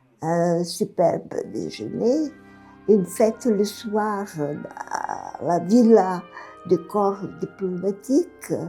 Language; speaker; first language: French; non-native, fluent; Bulgarian